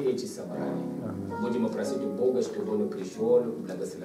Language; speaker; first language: Russian; non-native, fluent; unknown